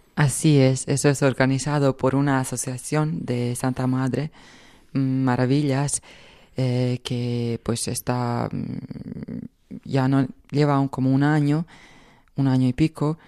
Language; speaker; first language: Spanish; non-native, fluent; Croatian